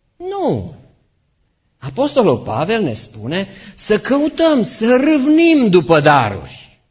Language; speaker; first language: Romanian; native; Romanian